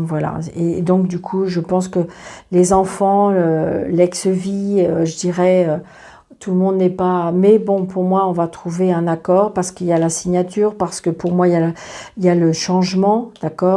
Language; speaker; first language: French; native; French